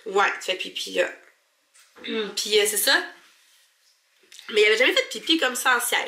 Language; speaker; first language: French; native; French